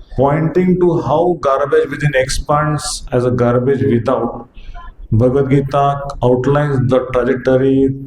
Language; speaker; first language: English; non-native, local second language; Hindi